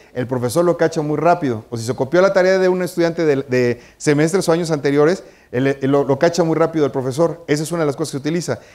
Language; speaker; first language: Spanish; native; Spanish